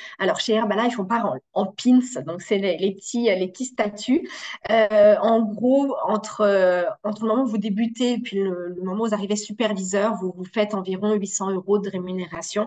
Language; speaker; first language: French; native; French